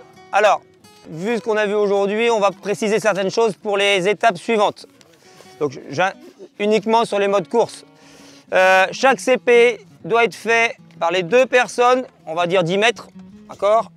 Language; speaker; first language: French; native; French